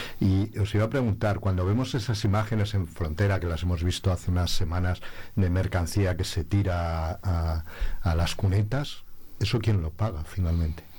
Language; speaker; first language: Spanish; native; Spanish